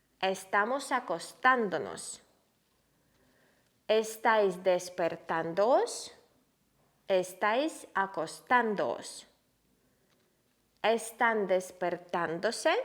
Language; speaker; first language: Spanish; non-native, fluent; Ukrainian